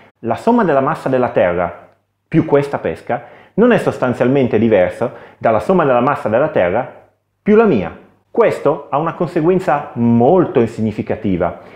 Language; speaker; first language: Italian; native; Italian